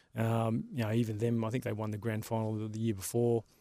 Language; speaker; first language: English; native; English